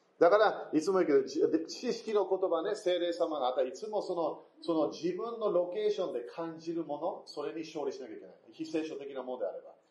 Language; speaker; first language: Japanese; non-native, fluent; English